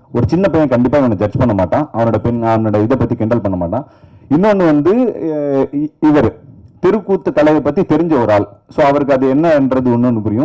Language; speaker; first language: Tamil; native; Tamil